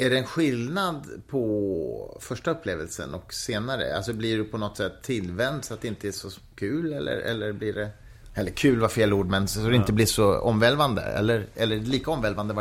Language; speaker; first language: Swedish; native; Swedish